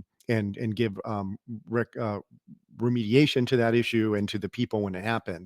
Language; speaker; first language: English; native; English